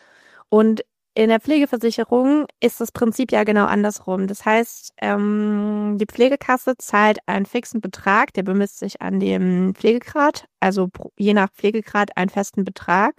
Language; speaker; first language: German; native; German